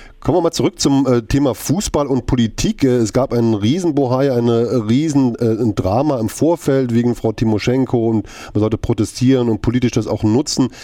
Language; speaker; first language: German; native; German